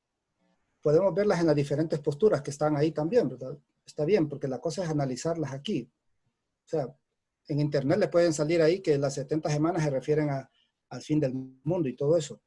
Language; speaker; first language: Spanish; native; Spanish